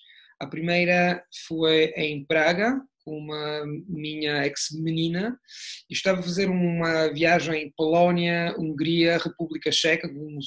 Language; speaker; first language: Portuguese; non-native, fluent; Italian